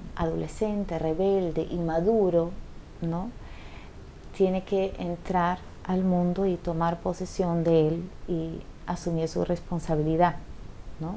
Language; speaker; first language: Spanish; non-native, fluent; Dutch